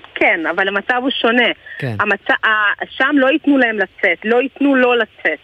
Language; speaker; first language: Hebrew; non-native, fluent; Russian